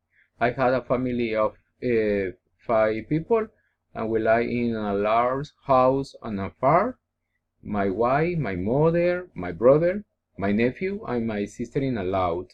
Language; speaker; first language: English; non-native, learner; Spanish